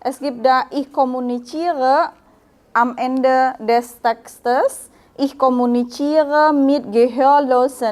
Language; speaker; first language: German; non-native, learner; Indonesian